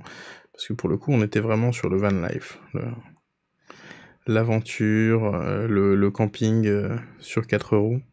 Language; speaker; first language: French; native; French